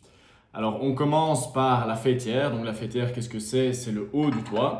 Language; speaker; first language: French; native; French